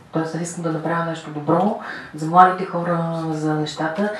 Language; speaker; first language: Bulgarian; native; Bulgarian